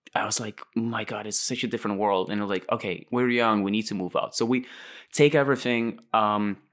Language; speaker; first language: English; non-native, fluent; Latvian